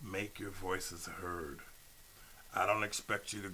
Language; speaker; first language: English; native; English